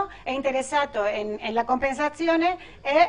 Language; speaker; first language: Italian; non-native, learner; Spanish